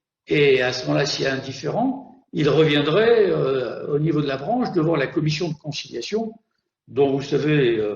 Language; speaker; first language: French; native; French